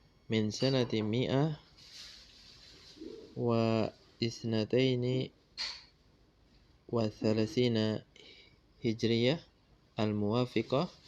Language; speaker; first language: Arabic; non-native, fluent; Indonesian